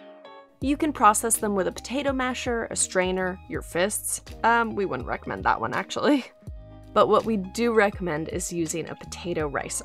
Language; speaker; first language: English; native; English